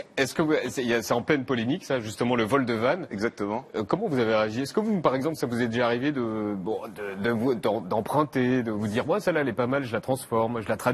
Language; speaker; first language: French; native; French